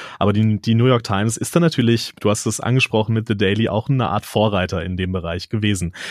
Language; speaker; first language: German; native; German